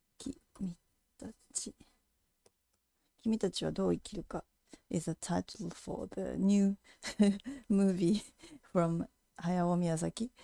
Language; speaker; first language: Japanese; native; Japanese